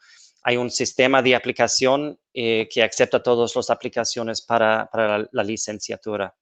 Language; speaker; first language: Spanish; non-native, fluent; English